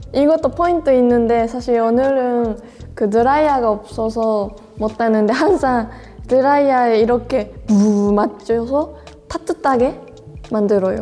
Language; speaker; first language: Korean; non-native, fluent; Japanese